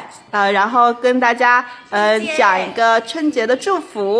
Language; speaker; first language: Chinese; native; Chinese